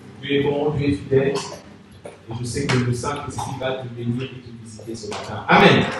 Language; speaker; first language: French; non-native, local second language; Lingala